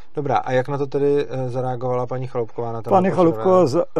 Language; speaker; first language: Czech; native; Czech